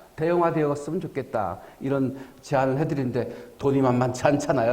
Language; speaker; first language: Korean; native; Korean